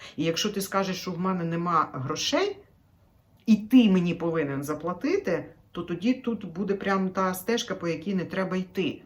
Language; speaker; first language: Ukrainian; native; Ukrainian